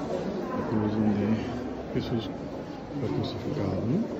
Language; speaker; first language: Spanish; early bilingual, heritage; Spanish